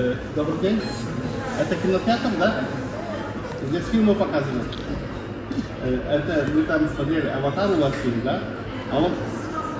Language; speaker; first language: Russian; non-native, learner; Lithuanian